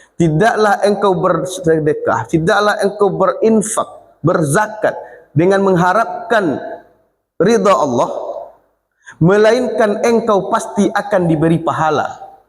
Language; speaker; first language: Malay; non-native, local second language; Minangkabau